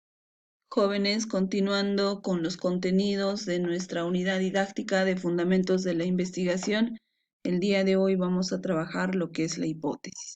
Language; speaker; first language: Spanish; native; Spanish